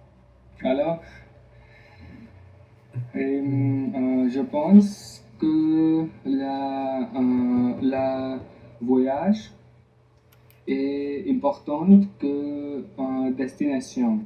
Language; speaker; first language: French; non-native, learner; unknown